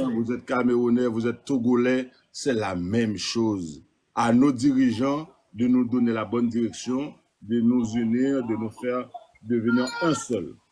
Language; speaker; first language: French; non-native, local second language; Haitian Creole